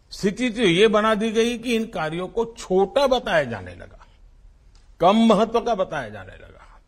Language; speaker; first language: Hindi; non-native, local second language; Gujarati